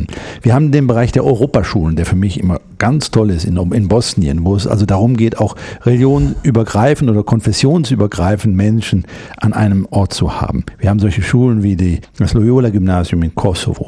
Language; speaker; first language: German; native; German